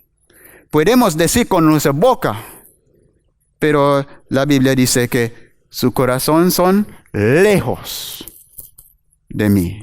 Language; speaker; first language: Spanish; non-native, learner; English